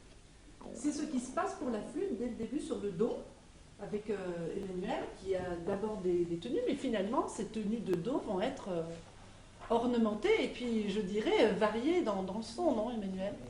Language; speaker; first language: French; native; French